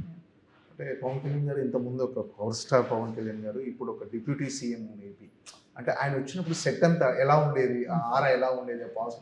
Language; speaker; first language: Telugu; native; Telugu